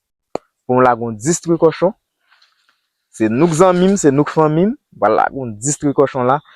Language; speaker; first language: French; non-native, learner; Haitian Creole